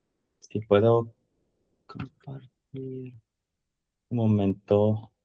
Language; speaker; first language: Spanish; non-native, learner; English